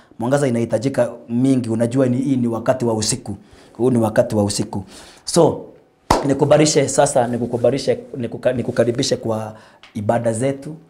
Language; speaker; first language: Swahili; non-native, local second language; Meru